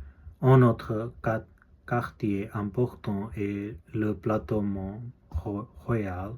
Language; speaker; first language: French; non-native, learner; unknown